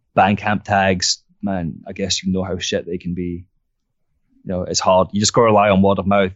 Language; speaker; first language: English; non-native, fluent; French